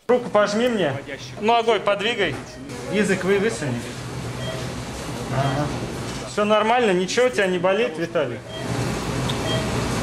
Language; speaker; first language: Russian; native; Russian